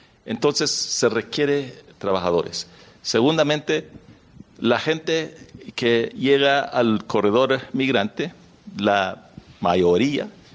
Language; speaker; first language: Spanish; early bilingual, heritage; Spanish